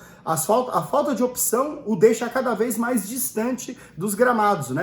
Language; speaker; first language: Portuguese; native; Portuguese